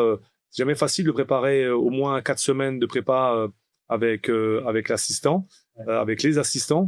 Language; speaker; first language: French; native; French